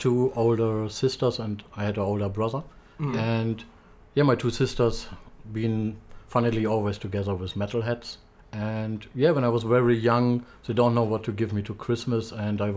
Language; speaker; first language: English; non-native, learner; German